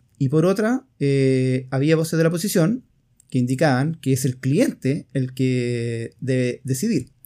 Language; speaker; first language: Spanish; native; Spanish